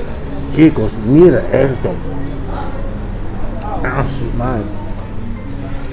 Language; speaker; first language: Spanish; non-native, learner; English